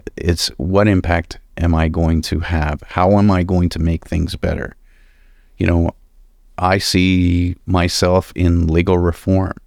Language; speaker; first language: English; native; English